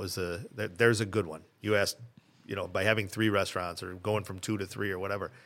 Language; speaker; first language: English; early bilingual, other home language; Italian